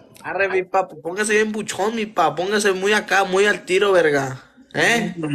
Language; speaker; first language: Spanish; early bilingual, other home language; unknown